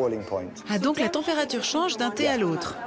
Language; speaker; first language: French; native; French